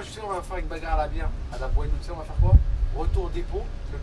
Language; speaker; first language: French; native; French